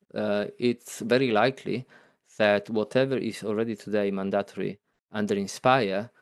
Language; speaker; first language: English; non-native, fluent; Italian